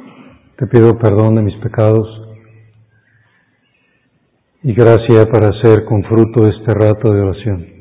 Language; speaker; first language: Spanish; native; Spanish